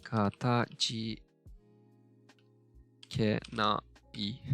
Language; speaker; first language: Japanese; non-native, learner; Turkish